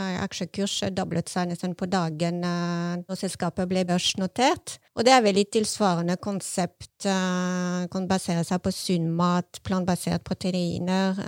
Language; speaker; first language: Norwegian; non-native, fluent; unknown